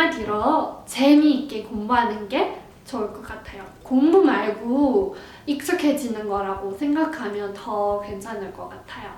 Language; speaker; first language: Korean; non-native, fluent; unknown